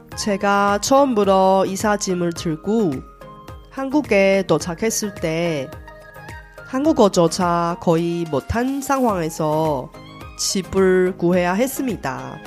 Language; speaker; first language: Korean; non-native, fluent; Chinese